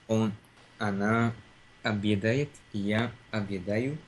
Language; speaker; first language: Russian; non-native, learner; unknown